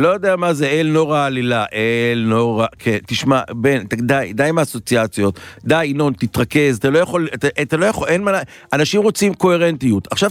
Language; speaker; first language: Hebrew; native; Hebrew